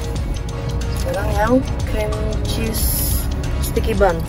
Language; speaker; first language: Indonesian; native; Indonesian